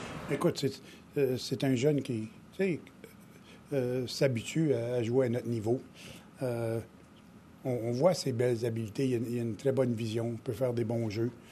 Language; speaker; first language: French; native; French